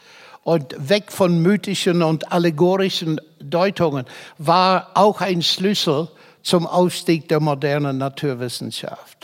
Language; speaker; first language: German; non-native, fluent; English